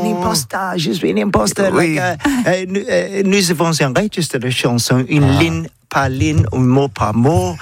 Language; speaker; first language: French; non-native, learner; English